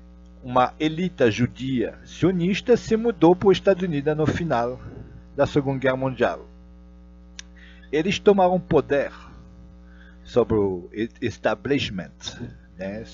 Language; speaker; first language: Portuguese; non-native, fluent; Russian